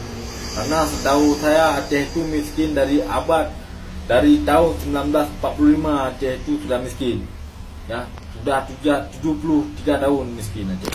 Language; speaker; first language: Indonesian; non-native, local second language; Achinese